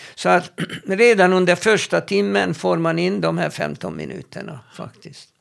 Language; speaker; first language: Swedish; non-native, fluent; Hebrew